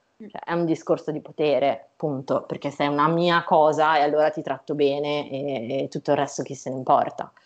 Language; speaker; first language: Italian; native; Italian